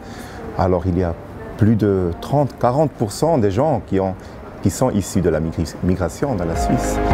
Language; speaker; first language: French; non-native, local second language; German